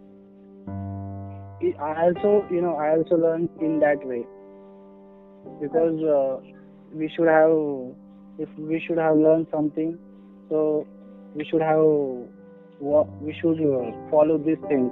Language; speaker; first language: English; non-native, local second language; Marathi